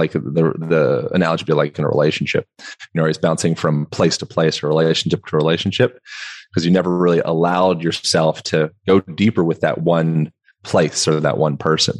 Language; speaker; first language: English; native; English